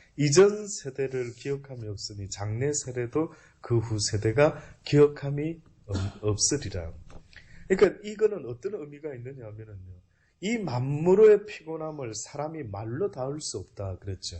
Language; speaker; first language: Korean; native; Korean